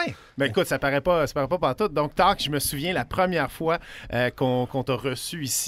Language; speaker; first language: French; native; French